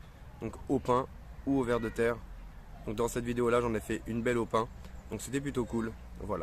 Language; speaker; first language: French; native; French